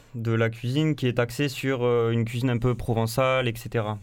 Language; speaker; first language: French; native; French